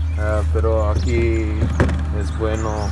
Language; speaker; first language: Spanish; non-native, learner; Romanian